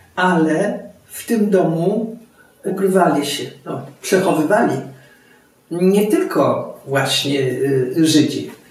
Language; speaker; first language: Polish; native; Polish